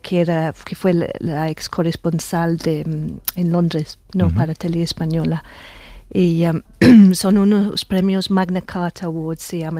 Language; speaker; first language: Spanish; non-native, fluent; English